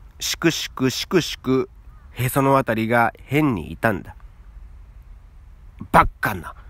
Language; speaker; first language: Japanese; native; Japanese